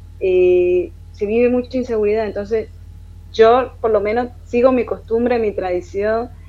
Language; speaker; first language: Spanish; native; Spanish